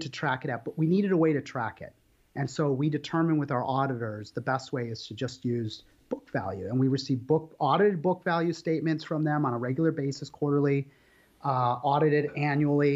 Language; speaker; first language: English; native; English